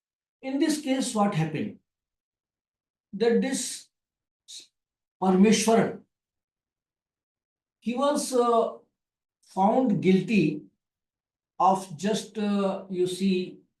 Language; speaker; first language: English; non-native, local second language; Hindi